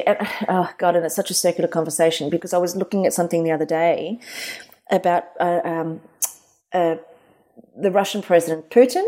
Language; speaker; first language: English; native; English